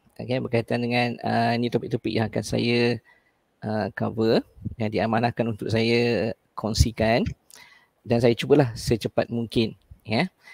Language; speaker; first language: Malay; native; Malay